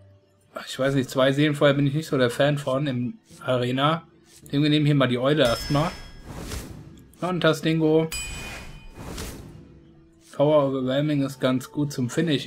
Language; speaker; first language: German; native; German